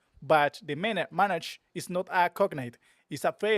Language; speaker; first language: English; non-native, learner; Spanish